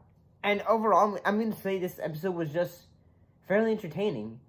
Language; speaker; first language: English; native; English